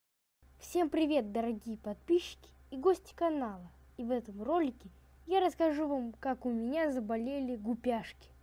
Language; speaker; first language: Russian; native; Russian